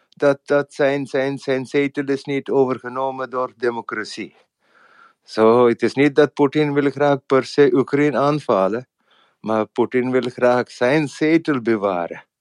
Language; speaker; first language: Dutch; non-native, fluent; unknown